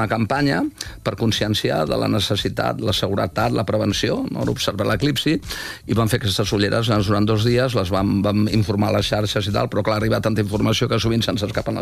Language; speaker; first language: Catalan; native; Catalan